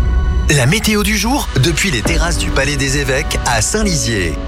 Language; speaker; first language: French; native; French